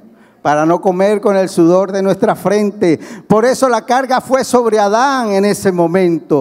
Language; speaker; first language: Spanish; native; Spanish